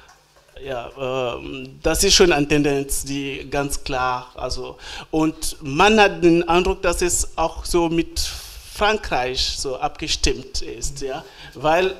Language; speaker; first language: German; non-native, fluent; French